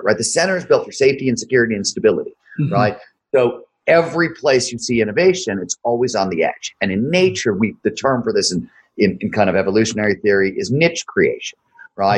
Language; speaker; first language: English; native; English